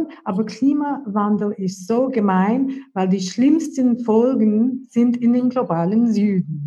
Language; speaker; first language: German; non-native, fluent; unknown